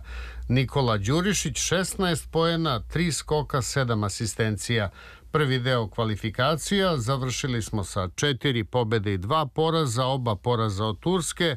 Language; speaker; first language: Serbian; native; Serbian